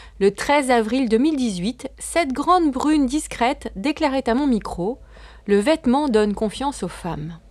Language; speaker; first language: French; native; French